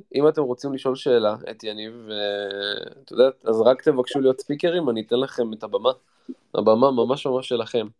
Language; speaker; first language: Hebrew; native; Hebrew